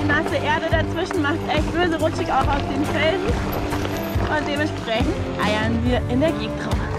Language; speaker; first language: German; native; German